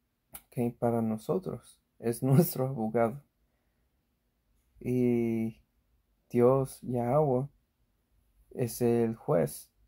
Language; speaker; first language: Spanish; early bilingual, heritage; Spanish